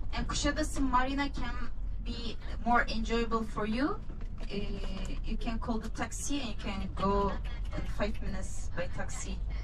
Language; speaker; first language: English; non-native, fluent; Turkish